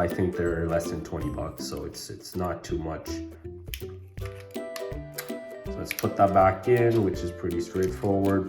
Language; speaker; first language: English; native; English